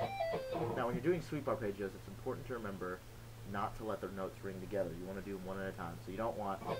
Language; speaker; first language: English; native; English